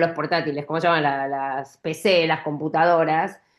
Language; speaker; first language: Spanish; native; Spanish